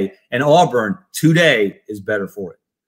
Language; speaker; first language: English; native; English